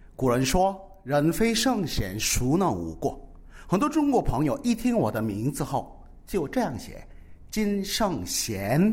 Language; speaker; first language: Chinese; non-native, fluent; Korean